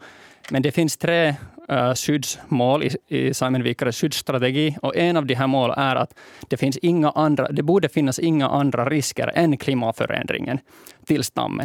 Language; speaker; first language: Swedish; native; Swedish